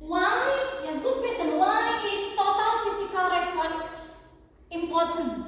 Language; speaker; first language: English; non-native, fluent; Indonesian